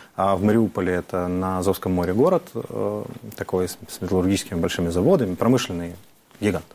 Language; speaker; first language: Russian; native; Russian